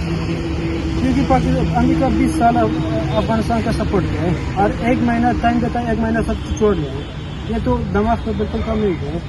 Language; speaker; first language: Hindi; non-native, learner; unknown